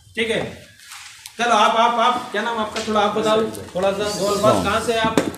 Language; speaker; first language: Hindi; non-native, local second language; Urdu